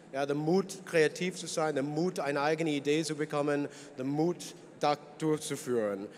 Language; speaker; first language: German; non-native, learner; English